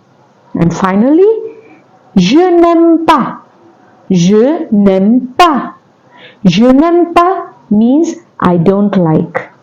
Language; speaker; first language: French; non-native, fluent; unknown